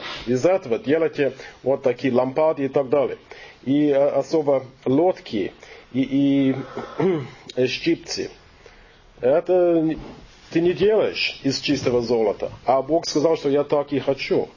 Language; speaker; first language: Russian; non-native, fluent; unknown